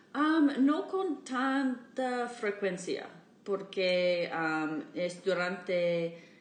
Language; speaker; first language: Spanish; non-native, fluent; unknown